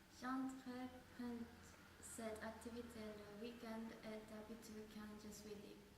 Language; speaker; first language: French; non-native, learner; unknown